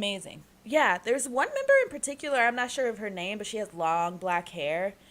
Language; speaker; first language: English; native; English